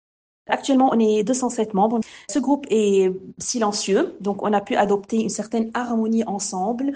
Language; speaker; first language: French; non-native, local second language; Arabic